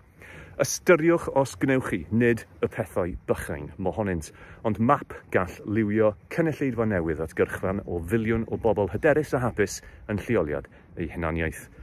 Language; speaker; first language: Welsh; native; Welsh